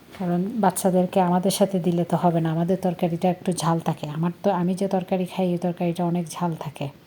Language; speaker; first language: Bangla; native; Bangla